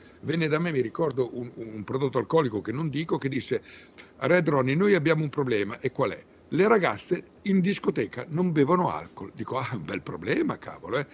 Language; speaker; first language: Italian; native; Italian